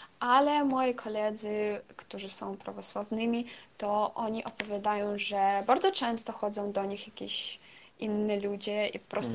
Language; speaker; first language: Polish; non-native, fluent; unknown